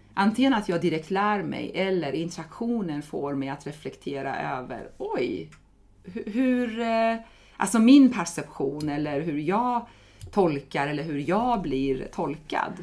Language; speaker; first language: Swedish; non-native, fluent; Persian